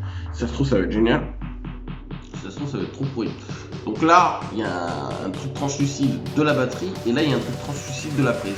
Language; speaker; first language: French; native; French